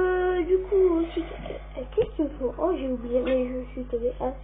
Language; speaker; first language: French; native; French